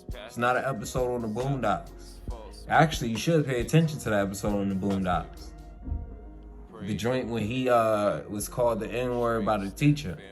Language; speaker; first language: English; native; English